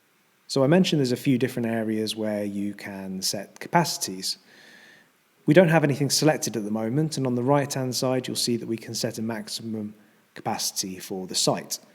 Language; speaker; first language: English; native; English